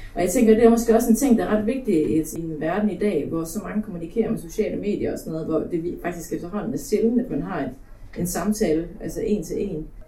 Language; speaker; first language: Danish; early bilingual, other home language; Polish